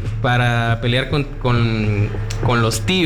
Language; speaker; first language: Spanish; native; Spanish